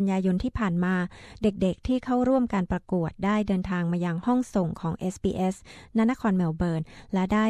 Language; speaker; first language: Thai; native; Thai